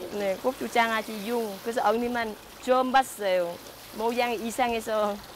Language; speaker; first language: Korean; non-native, learner; Vietnamese